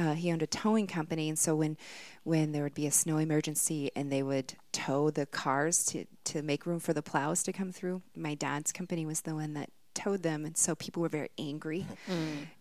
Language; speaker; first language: English; native; English